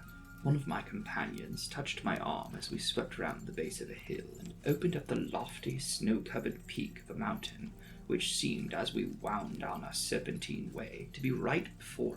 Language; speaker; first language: English; native; English